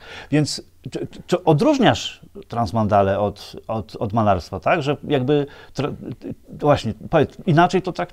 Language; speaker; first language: Polish; native; Polish